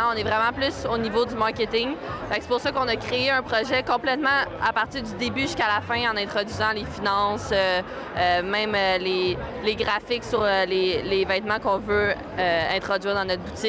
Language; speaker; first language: French; native; French